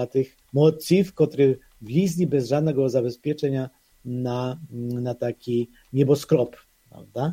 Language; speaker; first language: Polish; non-native, fluent; Ukrainian